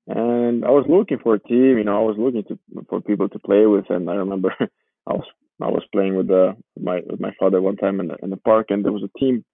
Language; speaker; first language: English; non-native, fluent; Georgian